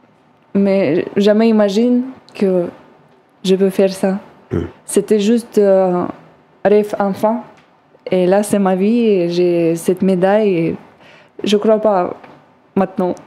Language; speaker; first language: French; non-native, learner; Russian